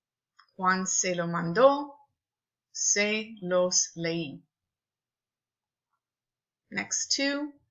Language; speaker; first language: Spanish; non-native, fluent; English